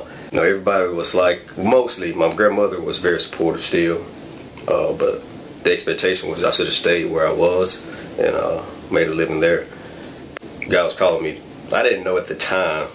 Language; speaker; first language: English; native; English